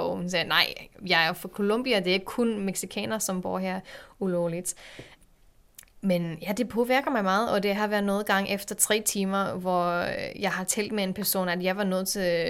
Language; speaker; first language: Danish; non-native, fluent; English